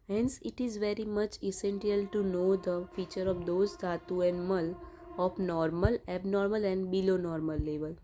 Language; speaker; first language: English; non-native, local second language; Gujarati